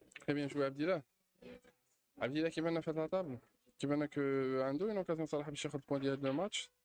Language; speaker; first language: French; non-native, local second language; Arabic